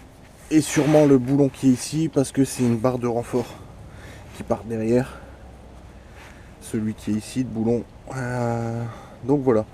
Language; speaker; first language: French; native; French